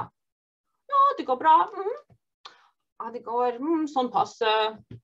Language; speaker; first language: Norwegian; non-native, fluent; German